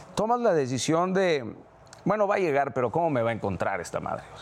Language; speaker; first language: Spanish; native; Spanish